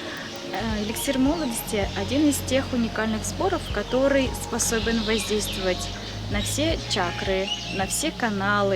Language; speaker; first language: Russian; native; Russian